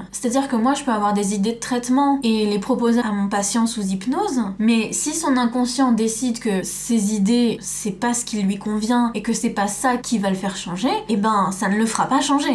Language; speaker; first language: French; native; French